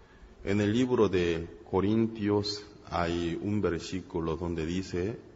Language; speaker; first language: Spanish; non-native, fluent; Korean